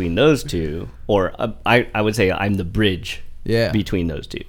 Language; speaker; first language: English; early bilingual, other home language; Vietnamese